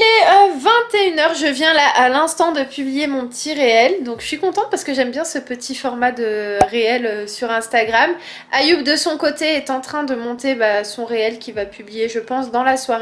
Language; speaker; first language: French; native; French